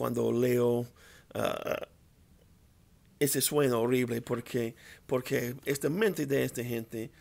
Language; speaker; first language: Spanish; non-native, learner; English